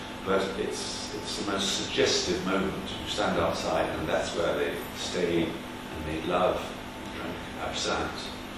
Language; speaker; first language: English; native; English